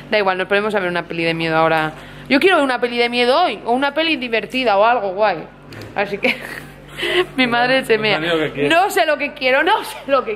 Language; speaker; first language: Spanish; native; Spanish